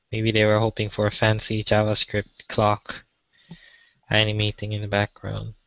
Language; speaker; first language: English; non-native, local second language; Chinese